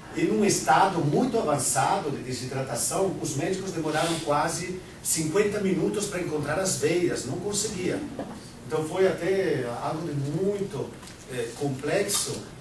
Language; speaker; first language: Portuguese; non-native, fluent; Italian